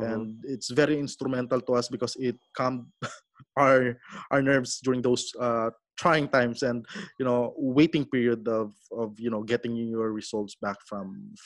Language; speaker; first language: English; non-native, local second language; Filipino